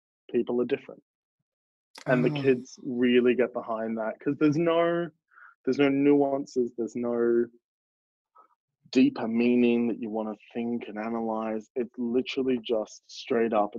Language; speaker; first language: English; native; English